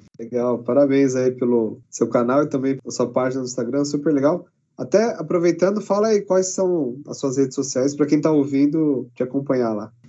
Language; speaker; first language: Portuguese; native; Portuguese